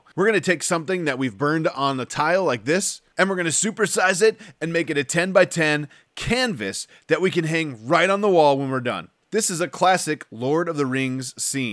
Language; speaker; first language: English; native; English